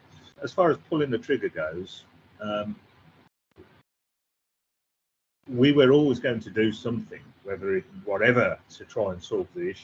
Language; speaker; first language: English; native; English